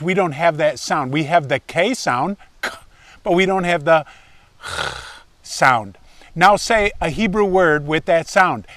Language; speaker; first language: English; native; English